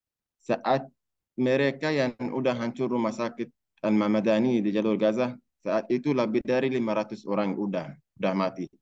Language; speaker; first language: Indonesian; non-native, learner; Arabic